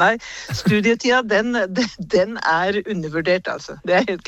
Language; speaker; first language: Norwegian; native; Norwegian